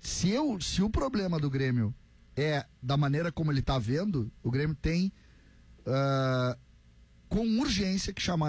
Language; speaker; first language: Portuguese; native; Portuguese